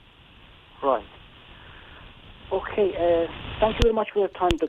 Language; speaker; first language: English; non-native, fluent; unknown